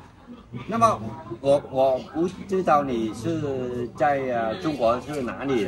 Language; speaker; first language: Chinese; early bilingual, heritage; Chinese